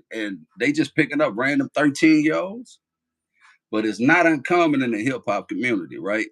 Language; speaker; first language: English; native; English